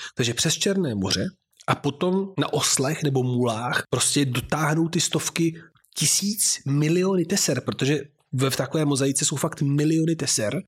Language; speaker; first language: Czech; native; Czech